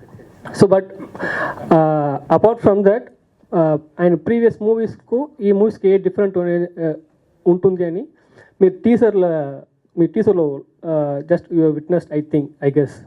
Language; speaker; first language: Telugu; non-native, learner; Tamil